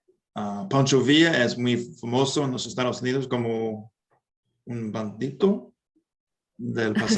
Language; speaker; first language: Spanish; non-native, fluent; English